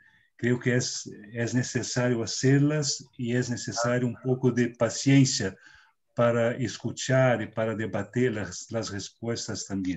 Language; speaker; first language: Spanish; non-native, fluent; Portuguese